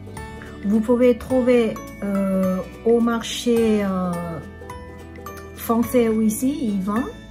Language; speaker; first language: French; non-native, learner; Thai